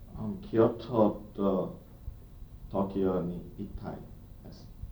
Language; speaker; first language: Japanese; non-native, learner; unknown